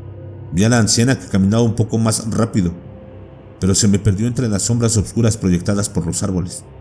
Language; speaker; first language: Spanish; native; Spanish